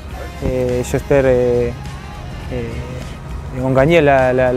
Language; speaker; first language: French; non-native, learner; Spanish